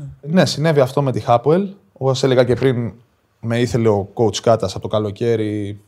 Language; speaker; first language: Greek; native; Greek